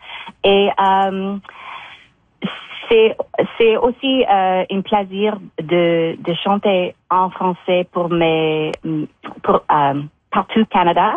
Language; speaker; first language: French; non-native, fluent; English